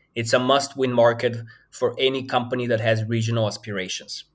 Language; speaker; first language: English; non-native, fluent; Bulgarian